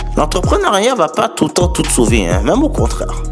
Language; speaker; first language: French; native; French